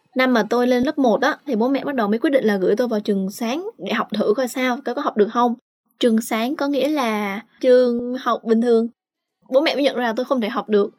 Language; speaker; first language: Vietnamese; native; Vietnamese